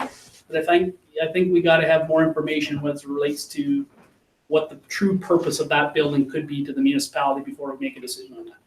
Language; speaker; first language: English; native; English